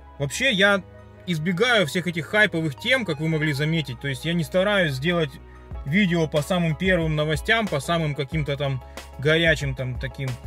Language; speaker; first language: Russian; native; Russian